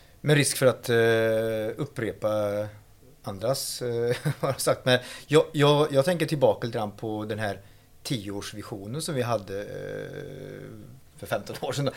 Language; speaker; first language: Swedish; non-native, fluent; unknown